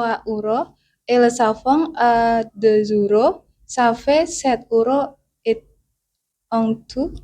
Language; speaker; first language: French; non-native, learner; Indonesian